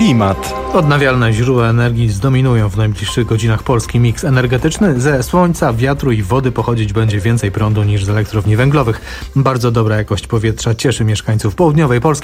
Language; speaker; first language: Polish; native; Polish